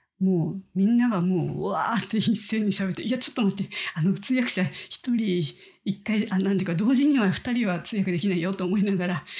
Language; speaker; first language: Japanese; native; Japanese